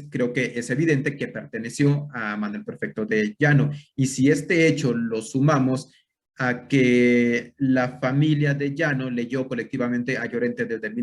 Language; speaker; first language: Spanish; native; Spanish